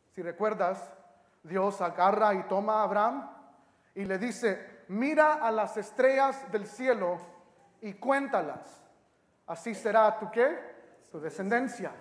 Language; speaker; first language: Spanish; early bilingual, heritage; Spanish